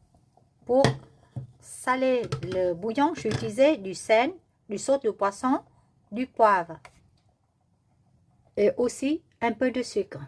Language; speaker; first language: French; non-native, learner; Vietnamese